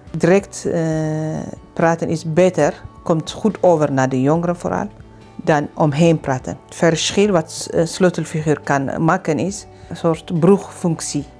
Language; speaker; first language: Dutch; non-native, fluent; Tigrinya